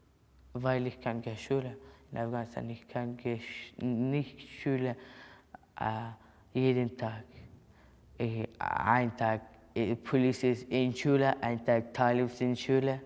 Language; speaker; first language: German; non-native, learner; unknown